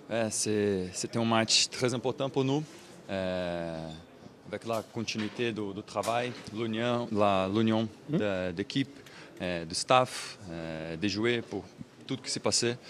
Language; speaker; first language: French; non-native, learner; Portuguese